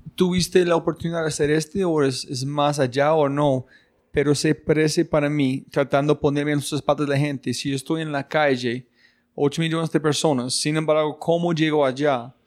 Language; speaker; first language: Spanish; non-native, fluent; English